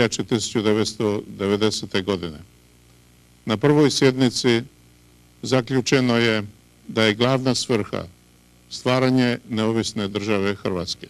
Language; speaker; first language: Croatian; native; Croatian